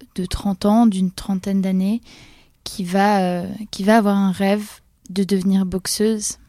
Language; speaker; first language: French; non-native, fluent; Polish